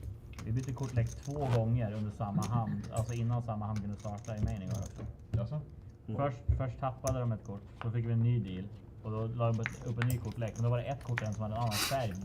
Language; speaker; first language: Swedish; native; Swedish